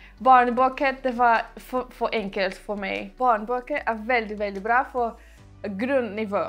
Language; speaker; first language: Swedish; non-native, learner; Portuguese